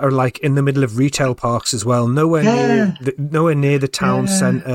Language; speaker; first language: English; native; English